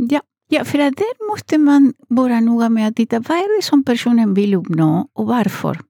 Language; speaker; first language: Swedish; non-native, fluent; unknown